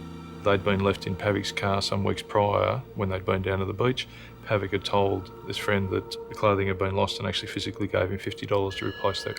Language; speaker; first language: English; native; English